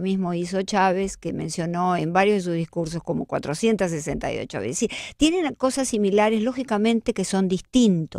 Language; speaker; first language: Spanish; native; Spanish